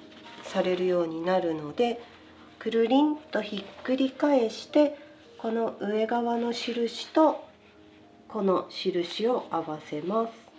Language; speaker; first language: Japanese; native; Japanese